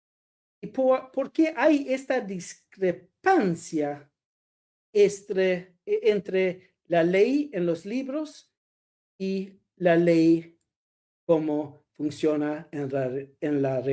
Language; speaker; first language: Spanish; non-native, fluent; Swedish